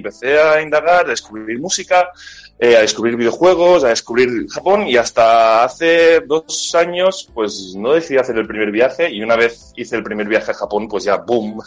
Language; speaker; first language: Spanish; native; Spanish